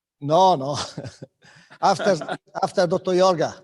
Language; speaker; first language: English; non-native, learner; Italian